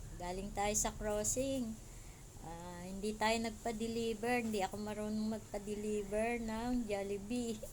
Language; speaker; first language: Filipino; native; Filipino